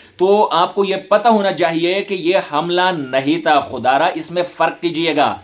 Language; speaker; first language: Urdu; non-native, local second language; Pashto